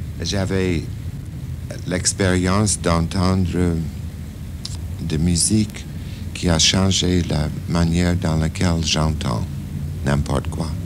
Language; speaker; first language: French; non-native, fluent; English